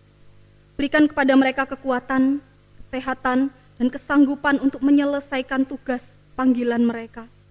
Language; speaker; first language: Indonesian; native; Indonesian